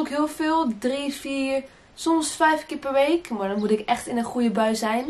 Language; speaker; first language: Dutch; early bilingual, other home language; Portuguese